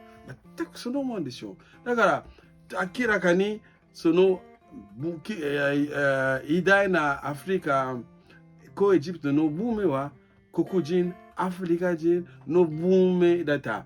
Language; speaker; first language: Japanese; non-native, fluent; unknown